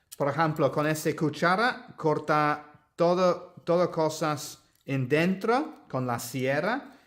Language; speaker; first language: Spanish; non-native, learner; English